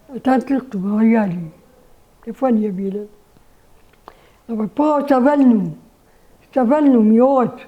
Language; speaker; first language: Hebrew; non-native, learner; Arabic